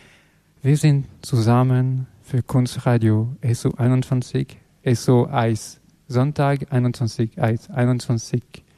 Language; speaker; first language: German; non-native, learner; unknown